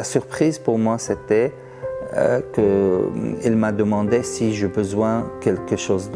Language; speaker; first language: French; non-native, fluent; Arabic